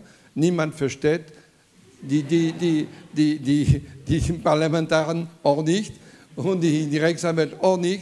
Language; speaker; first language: German; non-native, fluent; French